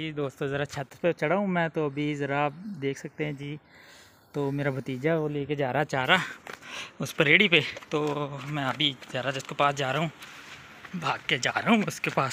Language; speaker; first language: Hindi; non-native, local second language; Punjabi